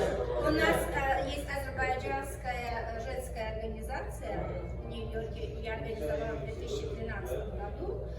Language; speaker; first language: Russian; non-native, local second language; Azerbaijani